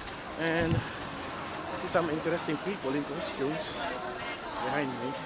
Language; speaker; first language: English; non-native, local second language; Filipino